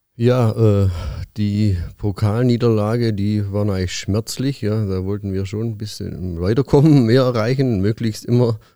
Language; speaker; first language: German; native; German